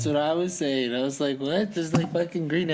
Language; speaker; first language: English; native; English